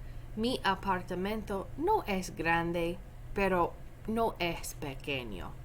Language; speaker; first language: Spanish; non-native, fluent; English